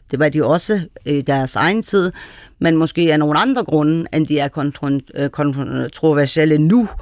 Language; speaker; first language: Danish; early bilingual, other home language; Persian